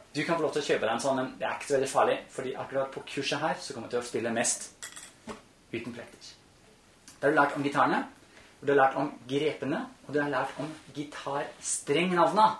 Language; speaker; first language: Norwegian; non-native, fluent; German